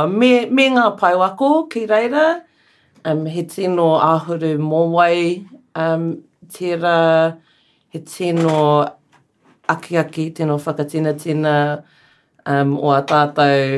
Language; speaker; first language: Māori; non-native, learner; English